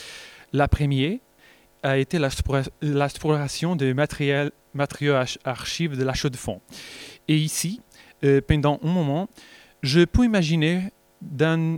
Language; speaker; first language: French; non-native, learner; Portuguese